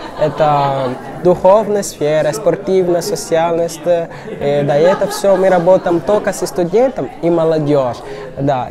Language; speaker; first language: Russian; non-native, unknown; Portuguese